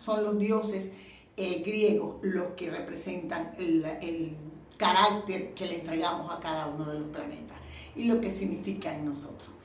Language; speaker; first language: Spanish; native; Spanish